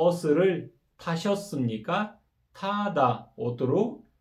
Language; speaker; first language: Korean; non-native, fluent; Kyrgyz